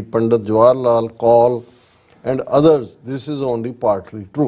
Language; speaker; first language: English; non-native, local second language; Punjabi